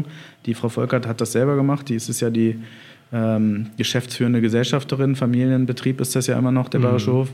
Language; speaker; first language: German; native; German